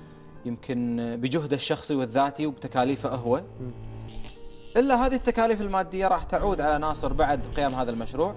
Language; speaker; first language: Arabic; native; Arabic